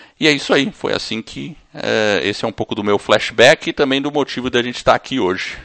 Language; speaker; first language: Portuguese; early bilingual, other home language; English